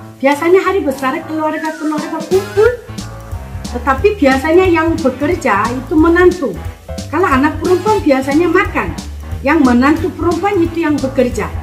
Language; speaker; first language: Indonesian; non-native, fluent; Korean